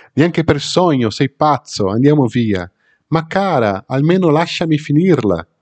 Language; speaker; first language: Italian; non-native, fluent; Portuguese